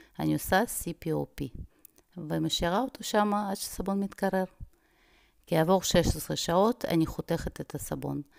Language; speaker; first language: Hebrew; non-native, fluent; Russian